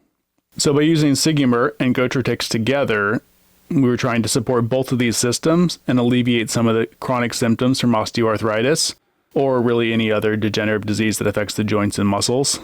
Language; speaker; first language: English; native; English